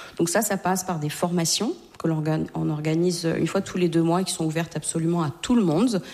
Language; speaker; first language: French; native; French